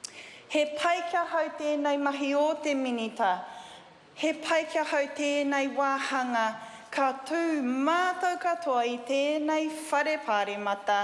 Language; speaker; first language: Māori; non-native, learner; English